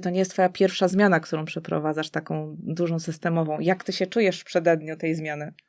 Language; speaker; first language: Polish; native; Polish